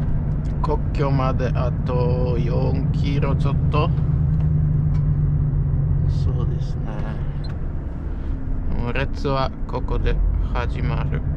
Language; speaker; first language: Japanese; non-native, fluent; Polish